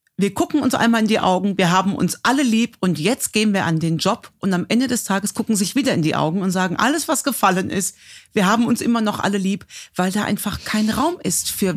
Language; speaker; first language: German; native; German